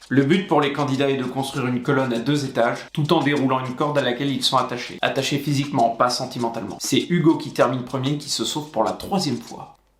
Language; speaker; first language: French; native; French